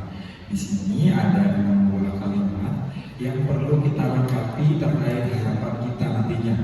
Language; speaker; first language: Indonesian; native; Indonesian